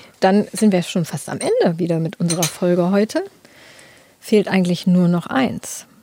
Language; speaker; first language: German; native; German